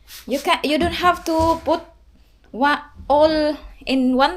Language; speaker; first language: English; non-native, local second language; Cebuano